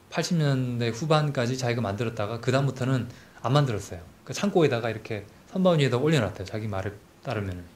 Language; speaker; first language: Korean; native; Korean